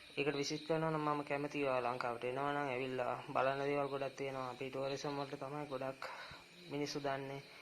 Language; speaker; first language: Sinhala; native; Sinhala